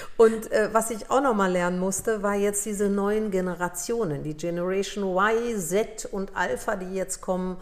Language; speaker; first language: German; early bilingual, other home language; Polish